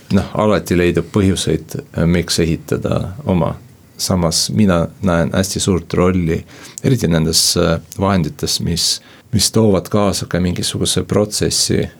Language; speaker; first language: Estonian; non-native, local second language; Russian